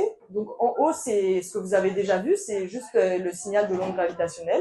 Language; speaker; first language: French; native; French